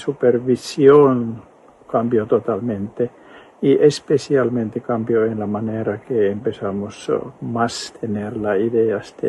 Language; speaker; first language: Spanish; non-native, fluent; Finnish